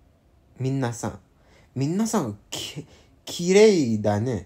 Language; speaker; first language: Japanese; non-native, learner; English